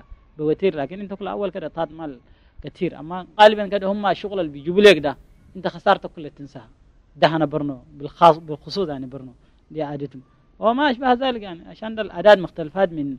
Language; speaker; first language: Arabic; native; Arabic